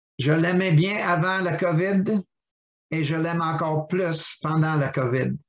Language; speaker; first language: French; non-native, local second language; English